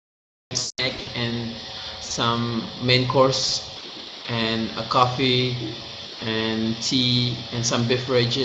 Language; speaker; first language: English; non-native, learner; Indonesian